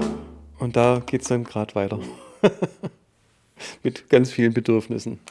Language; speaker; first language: German; native; German